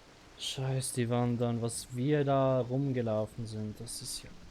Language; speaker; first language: German; native; German